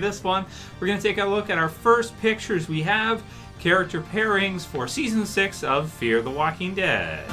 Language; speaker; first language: English; native; English